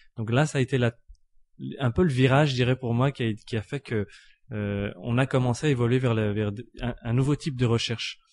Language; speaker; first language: French; native; French